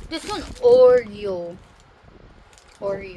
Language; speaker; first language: English; non-native, local second language; Filipino